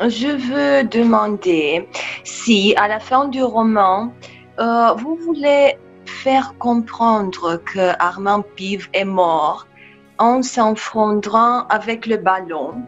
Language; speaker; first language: French; non-native, fluent; Romanian